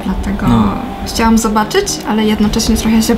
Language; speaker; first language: Polish; non-native, fluent; Japanese